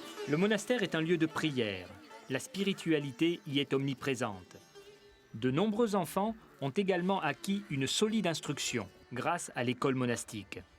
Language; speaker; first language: French; native; French